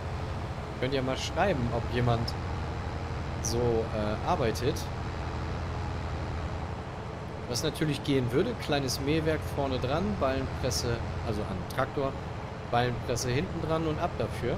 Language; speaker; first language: German; native; German